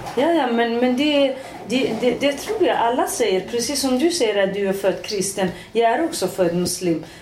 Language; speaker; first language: Swedish; non-native, fluent; Persian